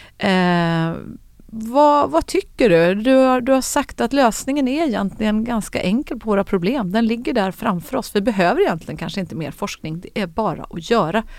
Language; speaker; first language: Swedish; native; Swedish